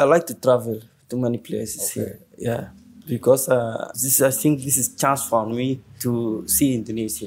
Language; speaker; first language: English; non-native, learner; Arabic